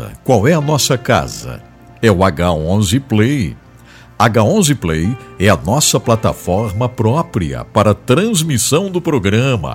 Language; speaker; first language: Portuguese; native; Portuguese